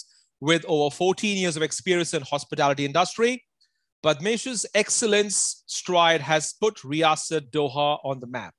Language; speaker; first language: English; non-native, local second language; Punjabi